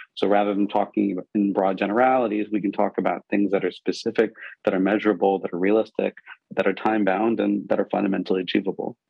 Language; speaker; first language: English; non-native, local second language; Urdu